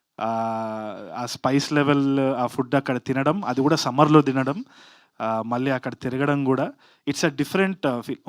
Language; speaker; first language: Telugu; native; Telugu